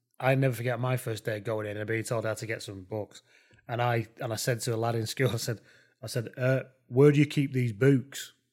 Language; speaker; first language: English; native; English